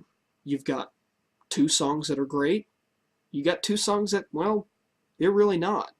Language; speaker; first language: English; native; English